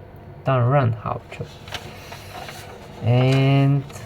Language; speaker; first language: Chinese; non-native, learner; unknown